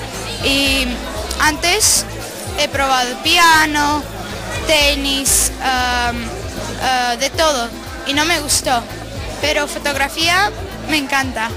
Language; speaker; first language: Spanish; early bilingual, other home language; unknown